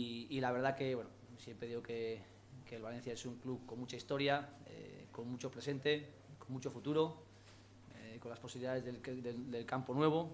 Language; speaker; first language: Spanish; native; Spanish